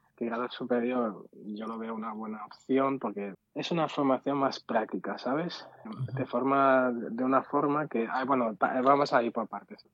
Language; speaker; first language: Spanish; early bilingual, other home language; Arabic